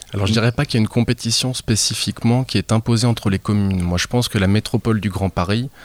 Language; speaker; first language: French; native; French